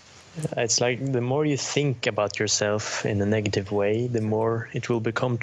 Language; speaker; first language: English; non-native, fluent; Norwegian